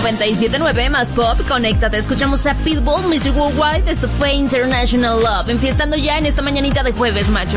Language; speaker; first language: Spanish; native; Spanish